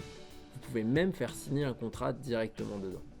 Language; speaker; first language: French; native; French